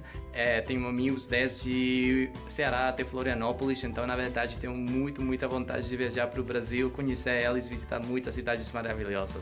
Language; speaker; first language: Portuguese; non-native, fluent; Spanish